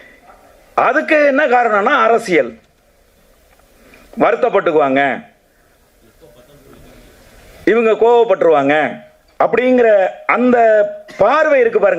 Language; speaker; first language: Tamil; native; Tamil